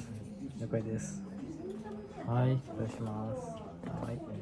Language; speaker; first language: Japanese; non-native, fluent; Russian